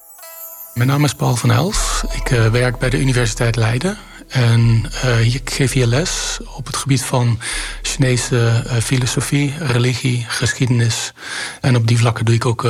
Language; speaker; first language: Dutch; native; Dutch